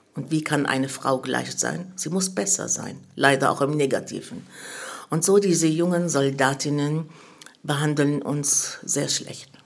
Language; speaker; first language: German; early bilingual, other home language; Arabic